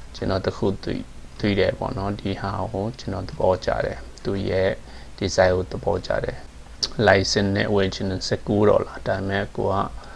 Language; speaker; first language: Burmese; non-native, local second language; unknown